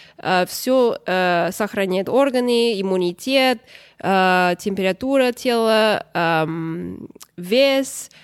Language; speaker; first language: Russian; non-native, learner; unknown